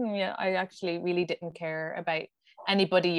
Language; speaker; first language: English; native; English